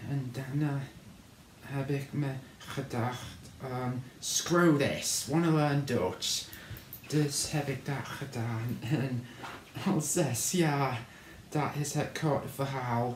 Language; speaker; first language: Dutch; non-native, learner; English